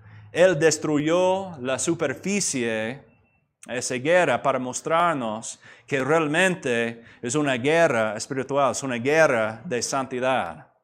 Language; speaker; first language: Spanish; non-native, fluent; English